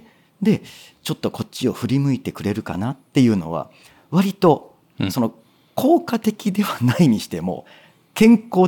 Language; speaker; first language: Japanese; native; Japanese